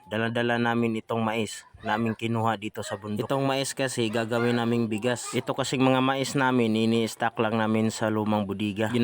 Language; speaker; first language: Filipino; non-native, local second language; Cebuano